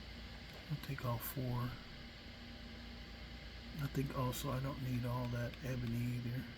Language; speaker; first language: English; native; English